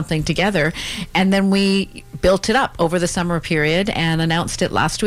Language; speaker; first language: English; native; English